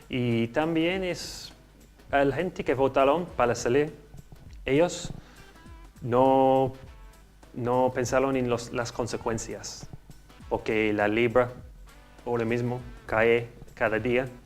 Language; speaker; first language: Spanish; non-native, learner; English